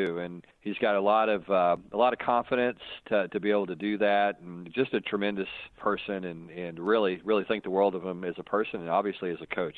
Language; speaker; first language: English; native; English